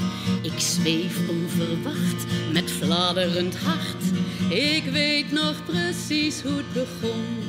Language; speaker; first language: Dutch; native; Dutch